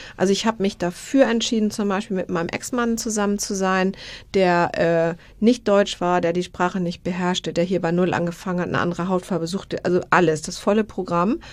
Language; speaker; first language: German; native; German